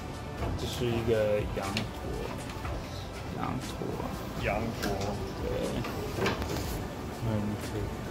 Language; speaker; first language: Chinese; non-native, learner; English